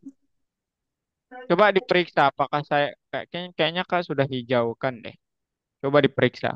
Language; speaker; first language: Indonesian; native; Indonesian